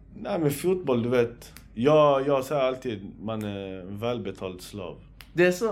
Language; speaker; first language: Swedish; early bilingual, other home language; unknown